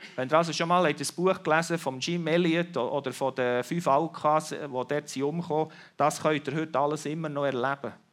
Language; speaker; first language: German; native; German